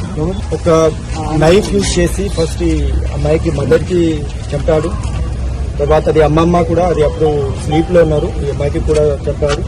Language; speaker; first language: Telugu; non-native, local second language; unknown